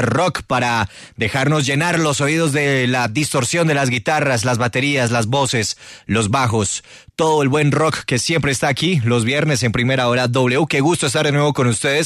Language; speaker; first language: Spanish; native; Spanish